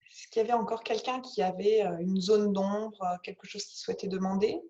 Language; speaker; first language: French; native; French